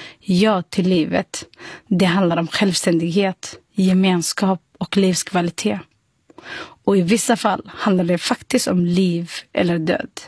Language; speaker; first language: Swedish; non-native, fluent; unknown